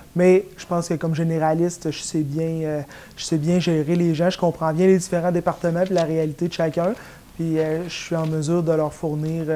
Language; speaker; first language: French; native; French